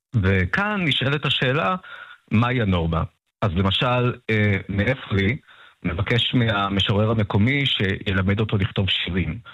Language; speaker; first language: Hebrew; early bilingual, other home language; Russian